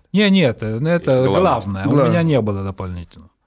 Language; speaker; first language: Russian; non-native, fluent; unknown